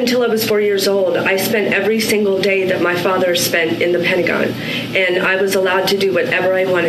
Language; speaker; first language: English; native; English